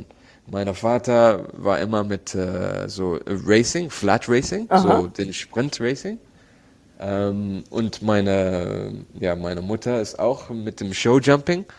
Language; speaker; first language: German; non-native, learner; Arabic